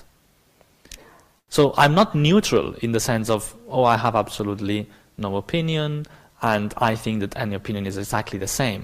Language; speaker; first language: English; non-native, fluent; Spanish